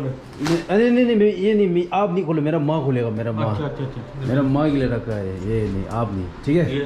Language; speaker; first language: Hindi; non-native, local second language; Tibetan